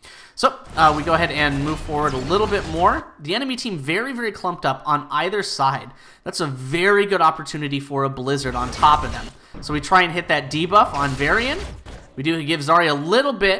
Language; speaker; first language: English; native; English